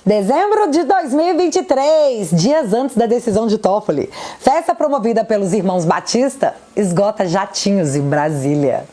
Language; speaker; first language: Portuguese; native; Portuguese